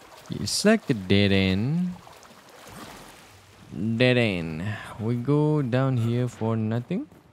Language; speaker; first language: English; non-native, local second language; Malay